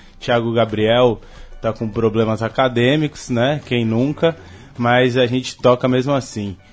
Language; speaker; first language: Portuguese; native; Portuguese